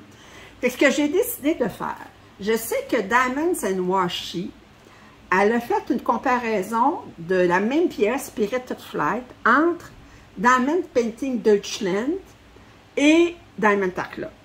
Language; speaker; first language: French; native; French